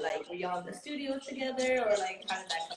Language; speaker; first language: English; native; English